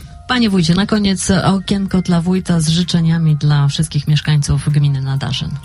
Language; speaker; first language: Polish; native; Polish